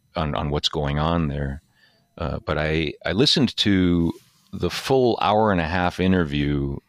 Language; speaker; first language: English; native; English